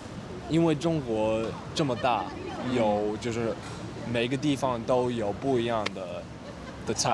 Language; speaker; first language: Chinese; non-native, fluent; English